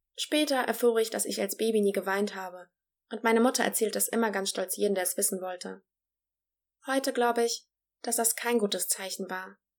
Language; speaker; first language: German; early bilingual, other home language; Polish